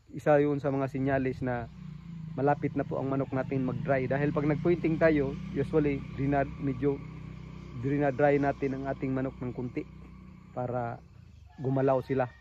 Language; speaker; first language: Filipino; non-native, local second language; Cebuano